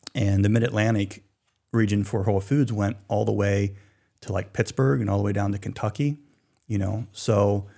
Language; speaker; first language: English; native; English